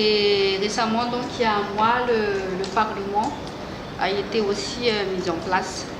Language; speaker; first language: French; non-native, local second language; Malagasy